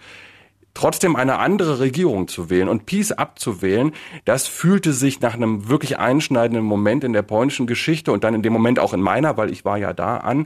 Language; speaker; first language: German; native; German